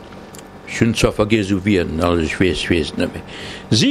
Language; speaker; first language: German; non-native, local second language; Luxembourgish